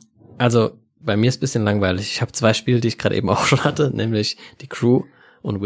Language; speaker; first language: German; native; German